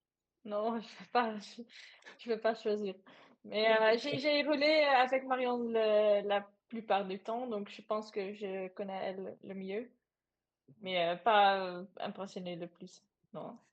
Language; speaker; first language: French; non-native, learner; Dutch